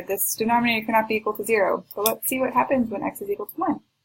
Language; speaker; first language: English; native; English